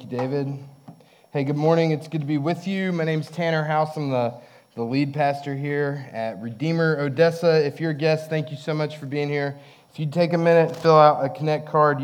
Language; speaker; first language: English; native; English